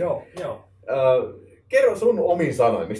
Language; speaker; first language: Finnish; native; Finnish